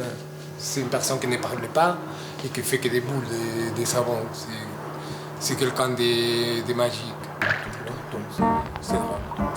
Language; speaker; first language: French; non-native, fluent; Spanish